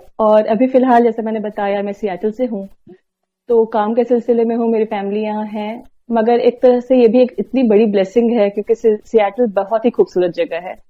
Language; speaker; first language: Hindi; native; Hindi